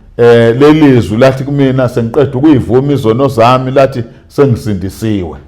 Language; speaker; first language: Zulu; native; Zulu